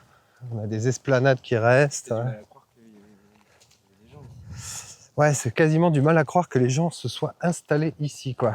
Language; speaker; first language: French; native; French